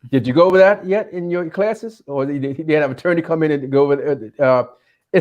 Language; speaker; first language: English; native; English